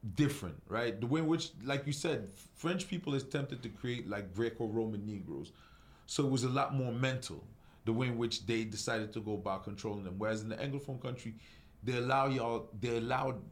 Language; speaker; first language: English; non-native, local second language; French